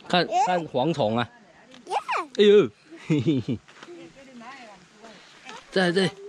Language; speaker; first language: Chinese; native; Chinese